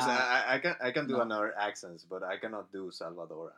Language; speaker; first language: English; non-native, fluent; Spanish